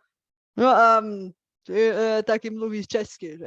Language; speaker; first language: Czech; non-native, fluent; Bulgarian